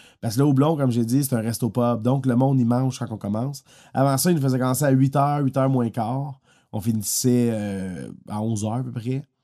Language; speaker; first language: French; native; French